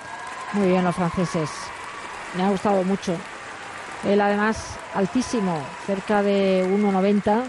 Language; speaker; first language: Spanish; native; Spanish